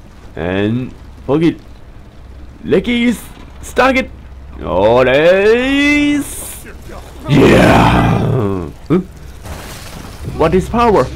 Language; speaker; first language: English; non-native, learner; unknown